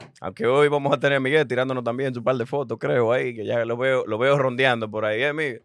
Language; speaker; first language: Spanish; native; Spanish